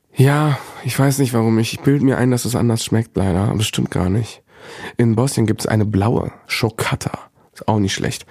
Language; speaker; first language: German; early bilingual, other home language; Bosnian